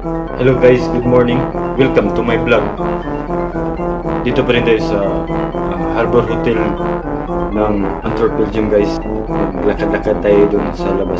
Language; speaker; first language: Filipino; non-native, local second language; Cebuano